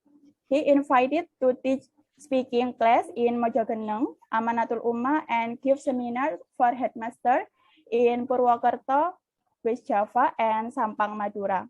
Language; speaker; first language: English; non-native, learner; Indonesian